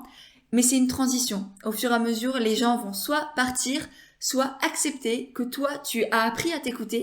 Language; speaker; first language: French; native; French